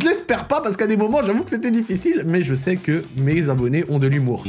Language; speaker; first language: French; native; French